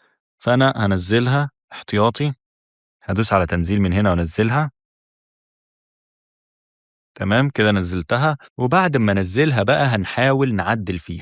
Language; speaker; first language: Arabic; native; Arabic